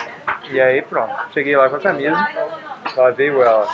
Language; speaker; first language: Portuguese; native; Portuguese